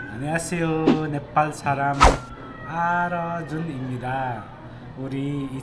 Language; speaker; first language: Korean; non-native, learner; Nepali